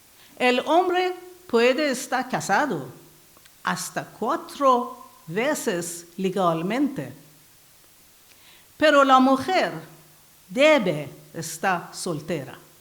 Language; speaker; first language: Spanish; non-native, learner; Persian